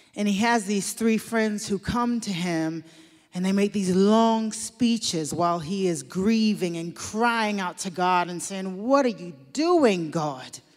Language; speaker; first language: English; native; English